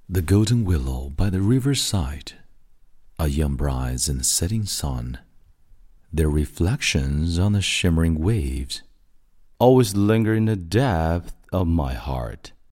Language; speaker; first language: English; non-native, fluent; Chinese